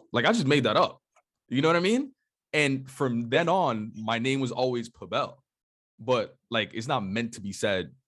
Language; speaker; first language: English; early bilingual, other home language; Spanish